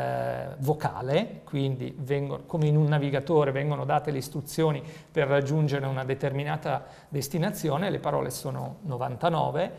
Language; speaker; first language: Italian; native; Italian